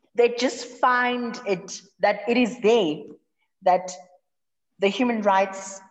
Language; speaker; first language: English; non-native, local second language; Zulu